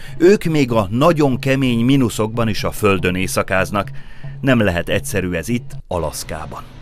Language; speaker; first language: Hungarian; native; Hungarian